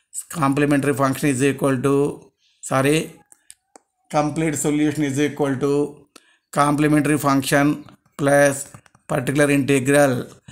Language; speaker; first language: English; non-native, local second language; Telugu